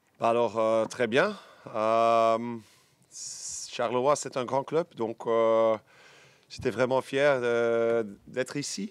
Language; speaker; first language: French; non-native, learner; Dutch